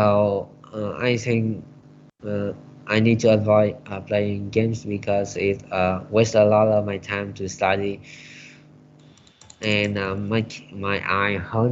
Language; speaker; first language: English; non-native, learner; Vietnamese